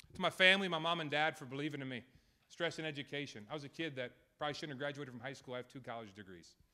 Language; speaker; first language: English; native; English